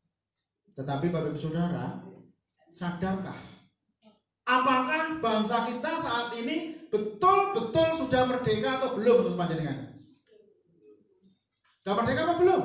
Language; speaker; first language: Indonesian; non-native, local second language; Javanese